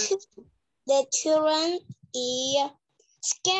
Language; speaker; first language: English; non-native, learner; Vietnamese